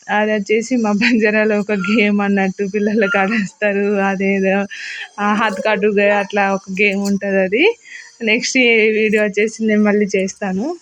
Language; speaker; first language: Telugu; non-native, local second language; Lambadi